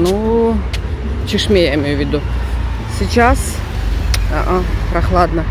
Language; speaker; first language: Russian; native; Russian